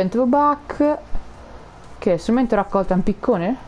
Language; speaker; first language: Italian; native; Italian